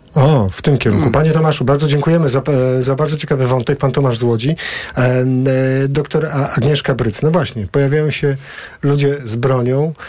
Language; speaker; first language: Polish; native; Polish